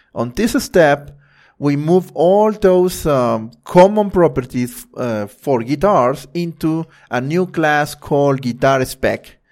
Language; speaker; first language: English; non-native, fluent; Spanish